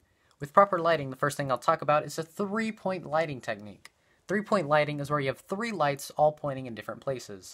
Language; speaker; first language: English; native; English